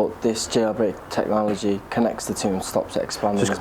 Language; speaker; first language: English; native; English